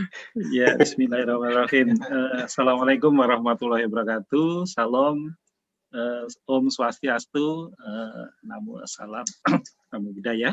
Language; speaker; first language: Indonesian; native; Indonesian